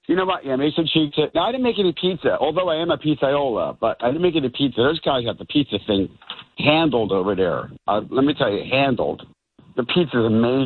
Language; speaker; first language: English; native; English